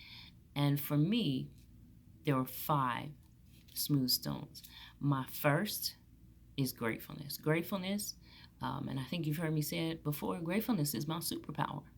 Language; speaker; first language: English; native; English